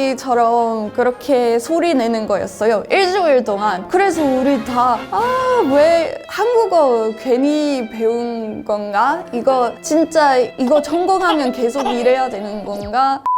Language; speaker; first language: Korean; non-native, fluent; English